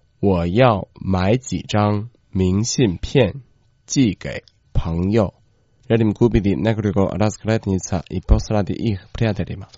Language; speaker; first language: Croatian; non-native, fluent; Chinese